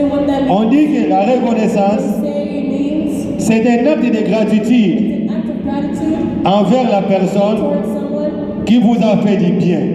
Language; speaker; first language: French; non-native, local second language; Lingala